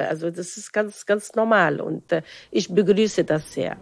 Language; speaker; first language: German; non-native, fluent; Arabic